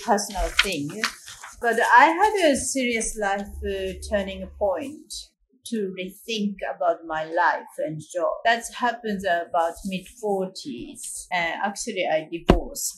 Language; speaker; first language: English; non-native, fluent; Japanese